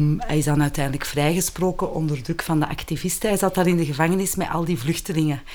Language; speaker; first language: Dutch; native; Dutch